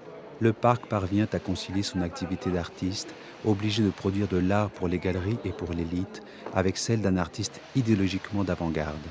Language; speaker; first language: French; native; French